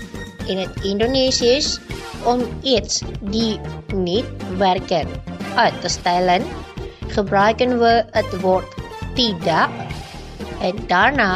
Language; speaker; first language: Dutch; non-native, learner; Indonesian